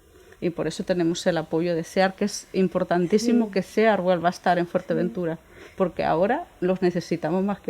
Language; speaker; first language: Spanish; native; Spanish